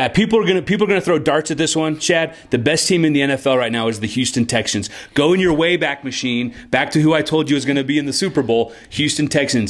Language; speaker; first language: English; native; English